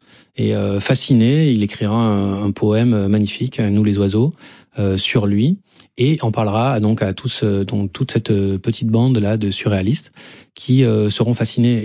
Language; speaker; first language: French; native; French